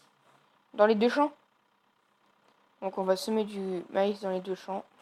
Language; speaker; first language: French; native; French